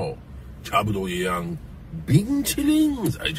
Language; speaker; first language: Chinese; non-native, learner; English